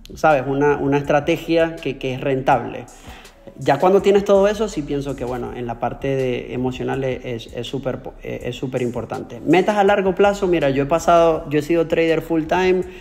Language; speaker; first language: Spanish; native; Spanish